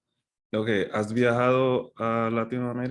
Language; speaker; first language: Spanish; non-native, fluent; English